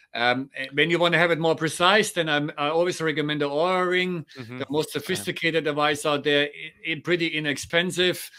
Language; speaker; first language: English; non-native, fluent; German